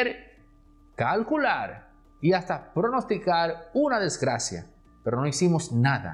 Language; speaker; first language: Spanish; native; Spanish